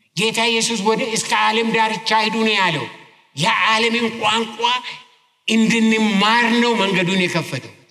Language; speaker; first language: Amharic; non-native, local second language; Oromo